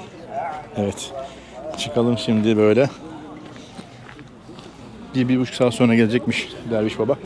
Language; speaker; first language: Turkish; native; Turkish